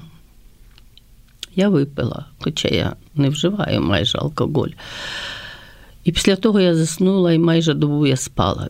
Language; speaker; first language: Ukrainian; native; Ukrainian